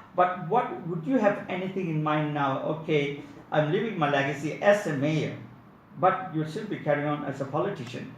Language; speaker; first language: English; non-native, local second language; Tamil